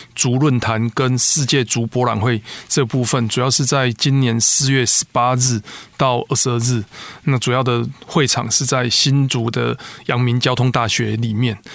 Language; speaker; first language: Chinese; native; Chinese